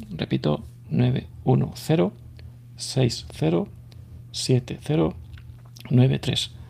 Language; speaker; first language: Spanish; native; Spanish